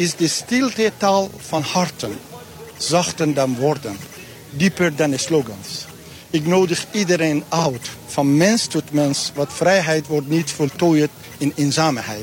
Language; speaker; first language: Dutch; non-native, learner; Persian